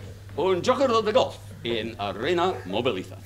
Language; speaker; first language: Spanish; non-native, learner; English